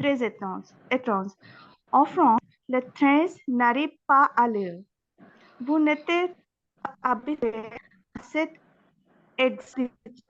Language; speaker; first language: French; non-native, learner; Bangla